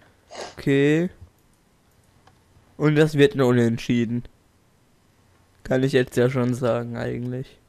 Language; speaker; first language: German; native; German